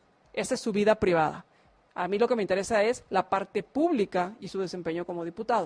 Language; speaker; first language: Spanish; native; Spanish